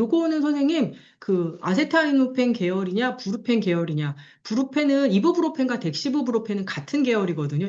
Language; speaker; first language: Korean; native; Korean